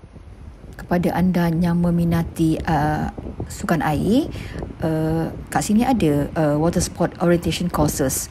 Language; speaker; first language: Malay; native; Malay